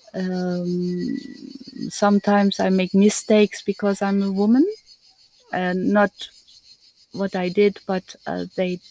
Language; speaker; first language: English; non-native, learner; German